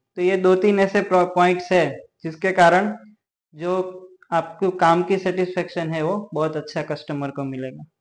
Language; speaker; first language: Hindi; non-native, local second language; Gujarati